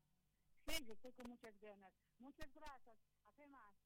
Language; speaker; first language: Spanish; non-native, fluent; Portuguese